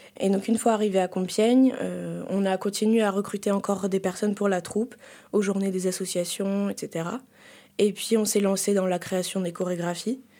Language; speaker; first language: French; native; French